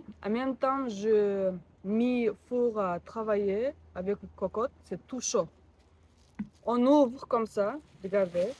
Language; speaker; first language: French; non-native, learner; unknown